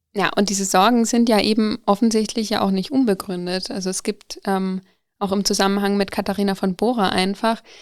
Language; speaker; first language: German; native; German